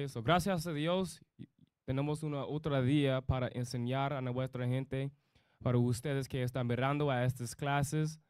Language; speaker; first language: Spanish; non-native, learner; English